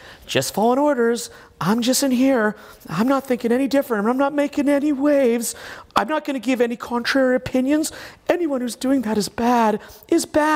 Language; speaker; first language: English; native; English